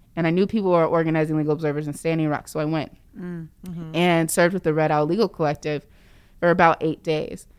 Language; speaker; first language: English; native; English